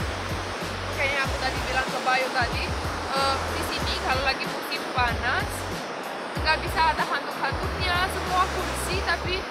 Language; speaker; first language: Indonesian; non-native, fluent; Romanian